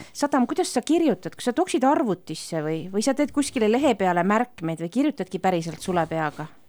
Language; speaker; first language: Estonian; native; Estonian